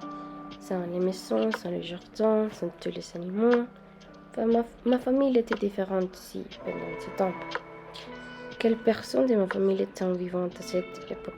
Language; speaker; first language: French; non-native, learner; Spanish